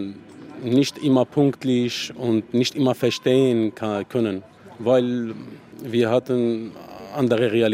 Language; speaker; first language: German; non-native, learner; Arabic